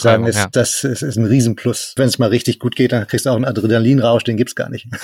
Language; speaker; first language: German; native; German